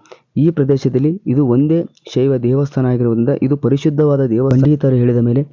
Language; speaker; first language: Kannada; native; Kannada